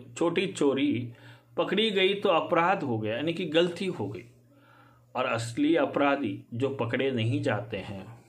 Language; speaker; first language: Hindi; native; Hindi